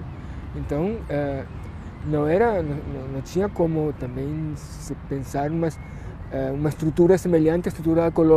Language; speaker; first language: Portuguese; native; Portuguese